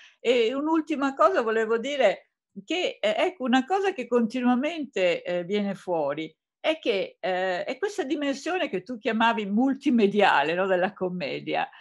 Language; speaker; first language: Italian; native; Italian